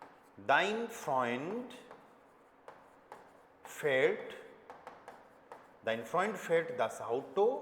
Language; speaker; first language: German; non-native, fluent; Hindi